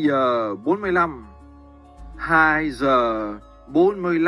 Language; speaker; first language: Vietnamese; non-native, fluent; French